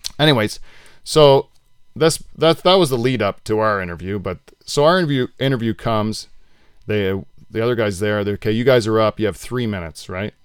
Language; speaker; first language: English; native; English